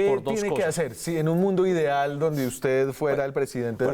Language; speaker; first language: Spanish; native; Spanish